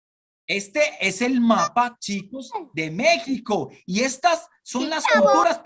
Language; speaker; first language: Spanish; native; Spanish